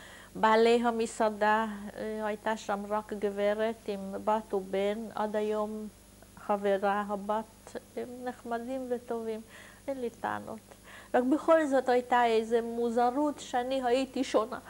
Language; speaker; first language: Hebrew; non-native, fluent; Hungarian